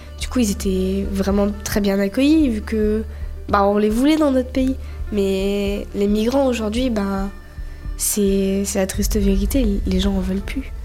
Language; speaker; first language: French; native; French